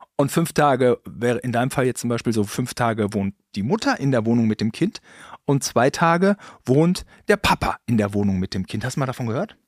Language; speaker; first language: German; native; German